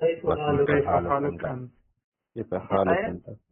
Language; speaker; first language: Arabic; non-native, learner; Urdu